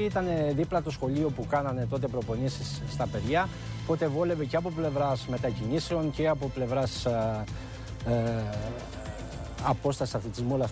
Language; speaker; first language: Greek; native; Greek